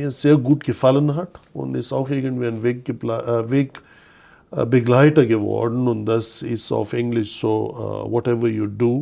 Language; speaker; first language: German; non-native, fluent; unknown